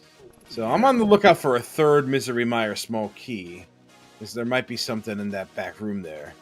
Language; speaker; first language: English; native; English